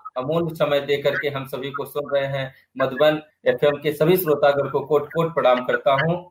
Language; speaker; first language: Hindi; native; Hindi